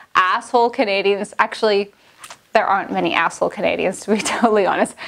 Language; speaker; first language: English; native; English